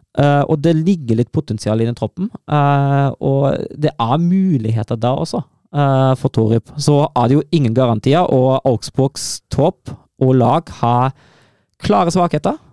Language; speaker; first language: Norwegian; non-native, fluent; German